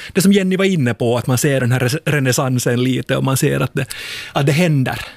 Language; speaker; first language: Swedish; native; Swedish